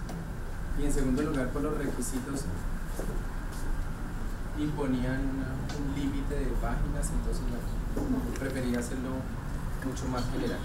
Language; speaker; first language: Spanish; native; Spanish